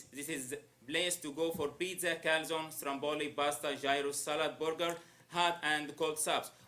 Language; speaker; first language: English; non-native, learner; Arabic